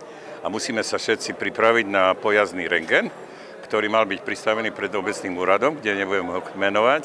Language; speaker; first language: Slovak; native; Slovak